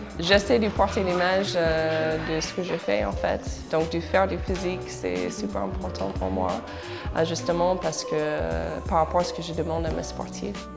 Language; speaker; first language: French; non-native, fluent; English